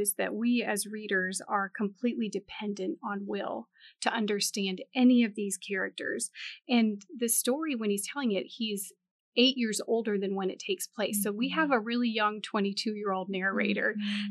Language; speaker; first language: English; native; English